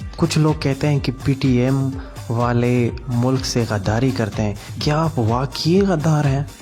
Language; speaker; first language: Urdu; non-native, local second language; Pashto